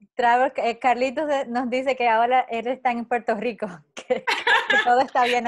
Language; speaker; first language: Spanish; early bilingual, heritage; Spanish